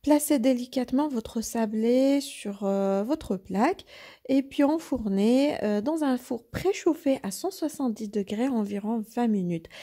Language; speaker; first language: French; non-native, local second language; Arabic